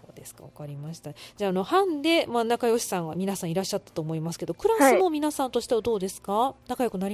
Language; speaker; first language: Japanese; native; Japanese